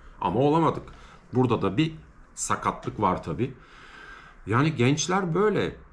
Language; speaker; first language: Turkish; native; Turkish